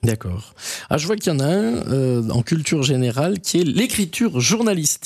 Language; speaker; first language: French; native; French